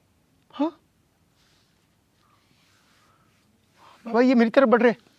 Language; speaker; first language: Hindi; native; Hindi